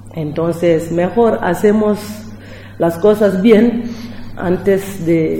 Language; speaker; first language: Spanish; non-native, learner; French